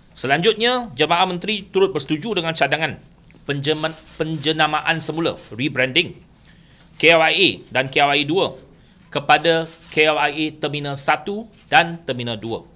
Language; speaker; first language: Malay; non-native, local second language; Chinese